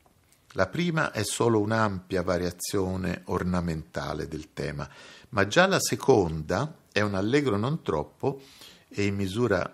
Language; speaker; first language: Italian; native; Italian